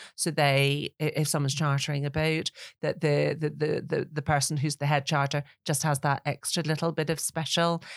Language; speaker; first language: English; native; English